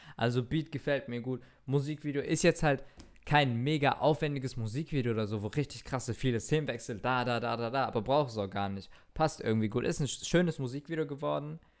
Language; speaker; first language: German; early bilingual, other home language; Turkish